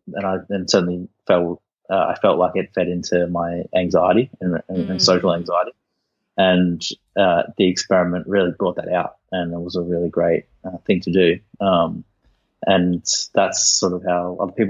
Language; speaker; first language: English; native; English